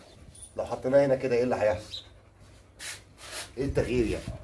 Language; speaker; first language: Arabic; native; Arabic